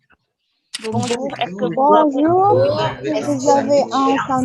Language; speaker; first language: French; non-native, learner; Indonesian